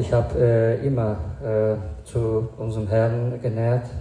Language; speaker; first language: German; non-native, fluent; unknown